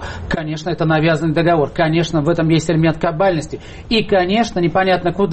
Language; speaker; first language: Russian; native; Russian